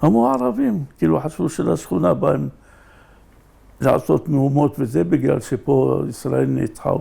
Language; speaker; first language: Hebrew; native; Hebrew